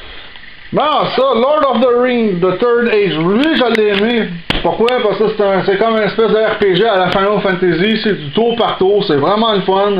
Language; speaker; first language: French; native; French